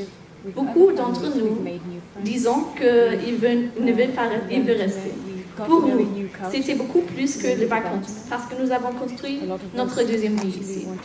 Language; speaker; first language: French; non-native, fluent; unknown